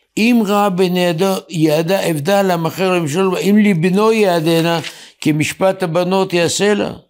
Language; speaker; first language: Hebrew; native; Hebrew